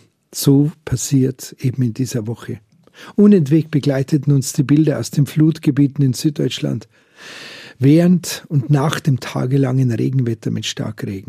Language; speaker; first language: German; native; German